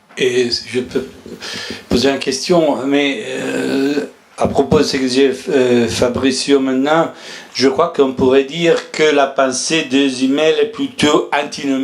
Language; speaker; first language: French; non-native, fluent; German